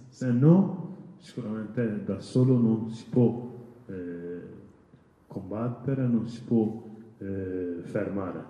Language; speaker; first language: Italian; non-native, learner; Kurdish